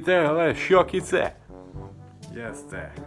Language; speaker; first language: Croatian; non-native, local second language; Hungarian